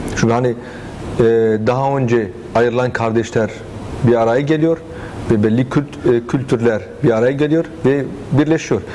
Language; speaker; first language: Turkish; non-native, fluent; Arabic